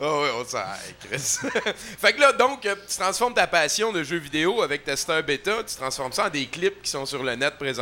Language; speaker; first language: French; native; French